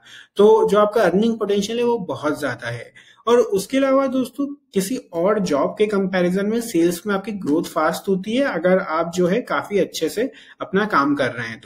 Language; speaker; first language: Hindi; native; Hindi